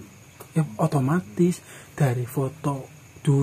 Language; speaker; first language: Indonesian; native; Indonesian